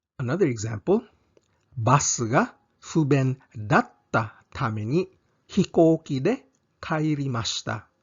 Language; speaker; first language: Japanese; non-native, fluent; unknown